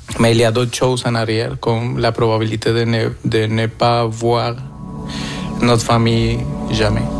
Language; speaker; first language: French; non-native, fluent; Spanish